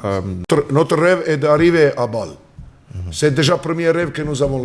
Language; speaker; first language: French; non-native, learner; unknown